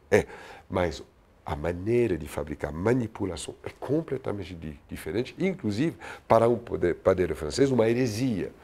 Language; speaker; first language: Portuguese; non-native, fluent; French